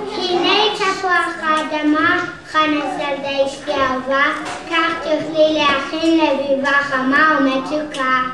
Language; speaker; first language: Hebrew; non-native, learner; English